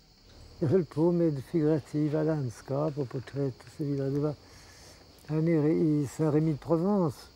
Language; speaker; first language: Swedish; early bilingual, heritage; Swedish